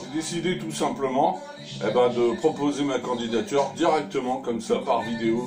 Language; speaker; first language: French; native; French